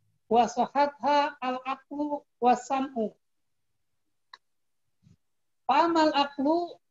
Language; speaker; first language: Arabic; non-native, learner; Indonesian